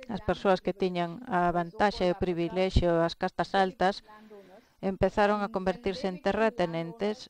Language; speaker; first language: Galician; non-native, fluent; Filipino